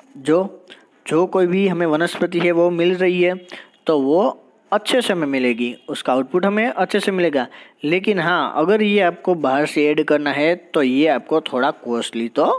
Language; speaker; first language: Hindi; non-native, local second language; Gujarati